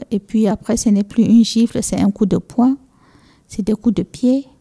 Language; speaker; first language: French; non-native, local second language; Fula